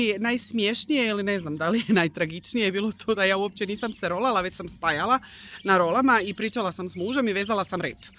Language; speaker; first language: Bosnian; early bilingual, heritage; Croatian